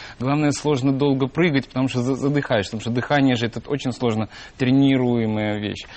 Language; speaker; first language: Russian; native; Russian